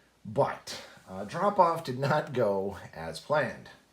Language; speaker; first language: English; native; English